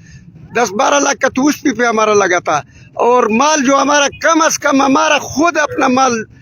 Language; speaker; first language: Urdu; non-native, local second language; Pashto